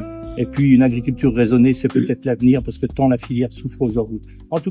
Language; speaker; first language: French; native; French